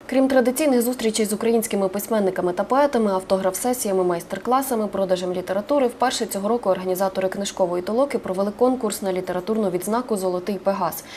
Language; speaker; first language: Ukrainian; native; Ukrainian